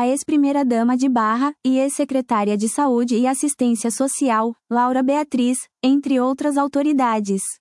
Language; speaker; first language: Portuguese; native; Portuguese